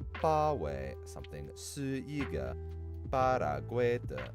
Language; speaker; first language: Chinese; non-native, learner; English